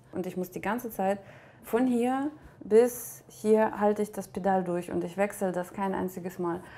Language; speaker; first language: German; early bilingual, other home language; Russian